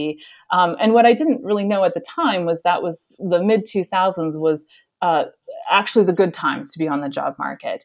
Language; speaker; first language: English; native; English